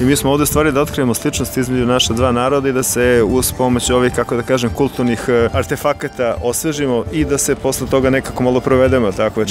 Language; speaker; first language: Serbian; native; Serbian